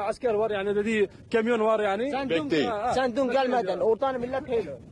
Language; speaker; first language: Turkish; non-native, learner; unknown